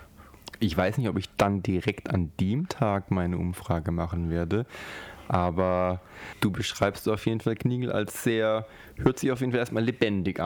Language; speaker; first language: German; native; German